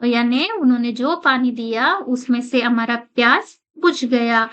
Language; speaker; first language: Hindi; non-native, local second language; Kannada